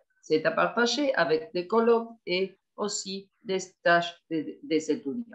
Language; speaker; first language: French; non-native, fluent; Spanish